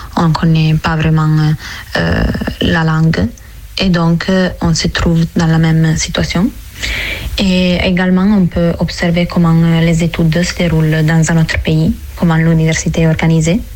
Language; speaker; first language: French; non-native, fluent; Italian